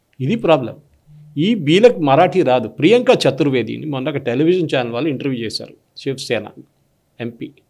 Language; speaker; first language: Telugu; non-native, local second language; Malayalam